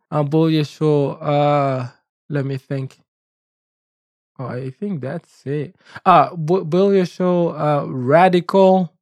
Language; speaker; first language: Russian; non-native, learner; English